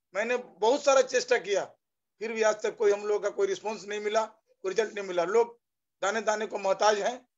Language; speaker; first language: Hindi; non-native, local second language; Bangla